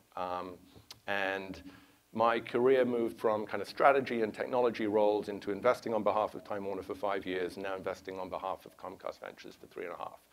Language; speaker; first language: English; native; English